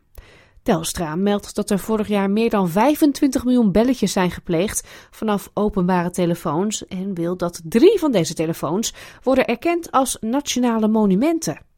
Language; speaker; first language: Dutch; native; Dutch